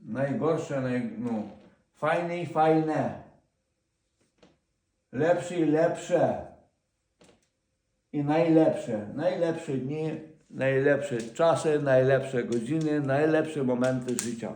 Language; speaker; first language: Polish; non-native, learner; Ukrainian